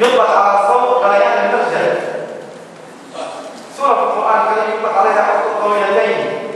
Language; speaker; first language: Arabic; native; Arabic